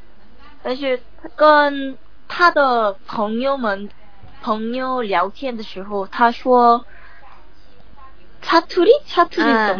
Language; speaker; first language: Chinese; non-native, learner; Korean